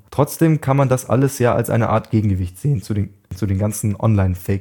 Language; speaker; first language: German; native; German